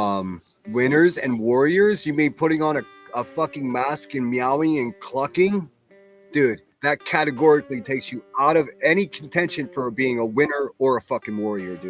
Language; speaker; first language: English; native; English